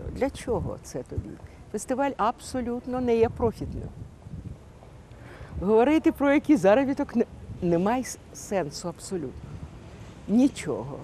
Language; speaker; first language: Ukrainian; native; Ukrainian